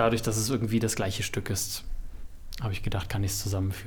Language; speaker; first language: German; native; German